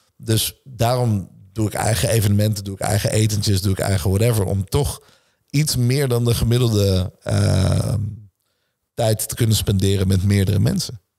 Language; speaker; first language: Dutch; early bilingual, other home language; Hebrew